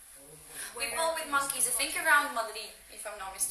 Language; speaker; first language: English; non-native, fluent; Spanish